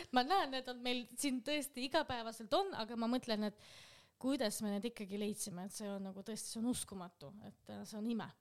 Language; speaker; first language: Estonian; non-native, local second language; Russian